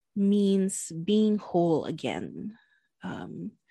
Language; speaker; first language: English; non-native, local second language; Filipino